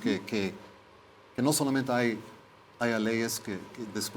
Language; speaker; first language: Spanish; non-native, fluent; Swedish